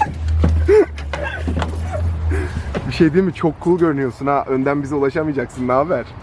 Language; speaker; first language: English; non-native, learner; Turkish